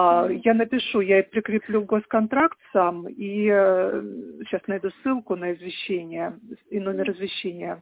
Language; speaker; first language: Russian; native; Russian